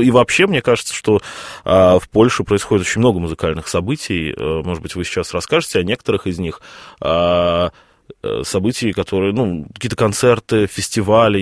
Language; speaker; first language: Russian; native; Russian